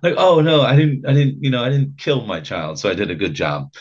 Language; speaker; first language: English; native; English